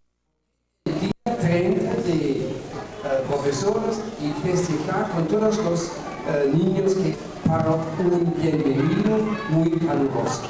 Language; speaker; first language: Spanish; non-native, fluent; German